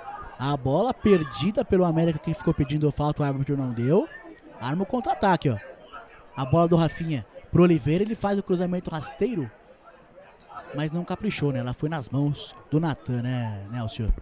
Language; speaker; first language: Portuguese; native; Portuguese